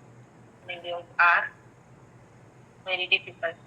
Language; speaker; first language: English; non-native, learner; Marathi